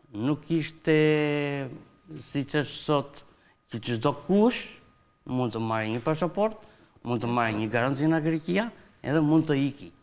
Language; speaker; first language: Albanian; native; Albanian